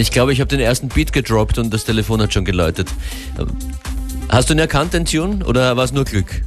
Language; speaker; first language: German; native; German